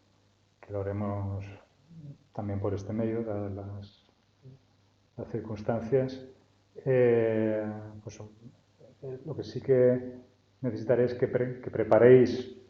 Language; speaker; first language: Spanish; native; Spanish